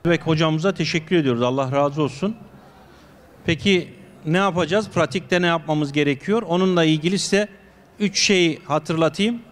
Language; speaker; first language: Turkish; native; Turkish